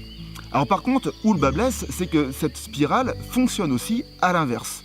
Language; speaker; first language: French; native; French